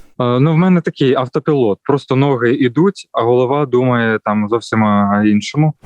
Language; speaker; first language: Ukrainian; non-native, local second language; Russian